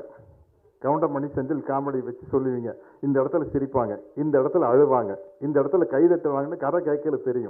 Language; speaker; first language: Tamil; native; Tamil